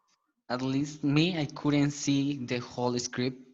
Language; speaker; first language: English; non-native, learner; Spanish